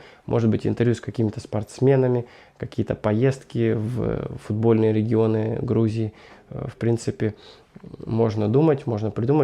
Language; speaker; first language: Russian; native; Russian